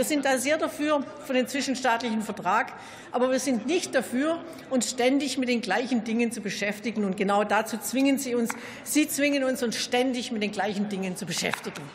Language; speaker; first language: German; native; German